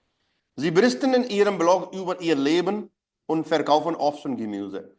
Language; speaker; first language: German; non-native, fluent; Hindi